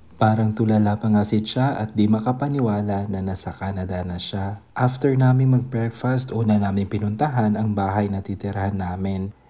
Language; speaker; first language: Filipino; native; Filipino